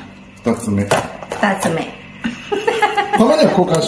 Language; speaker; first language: Japanese; native; Japanese